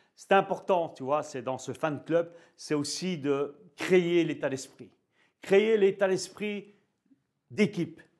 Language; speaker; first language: French; native; French